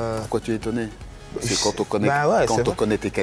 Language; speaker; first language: French; native; French